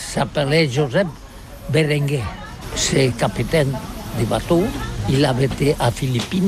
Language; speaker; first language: French; non-native, learner; Catalan